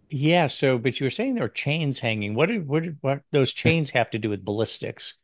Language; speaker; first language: English; native; English